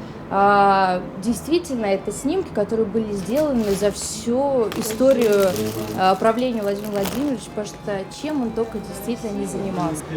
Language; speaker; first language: Russian; native; Russian